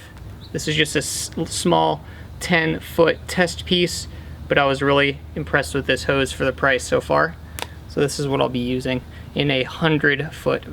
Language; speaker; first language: English; native; English